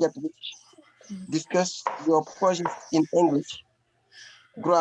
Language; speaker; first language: English; non-native, learner; French